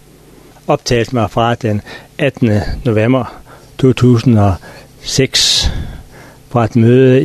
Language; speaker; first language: Danish; native; Danish